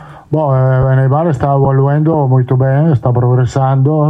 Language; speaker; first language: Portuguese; non-native, learner; Italian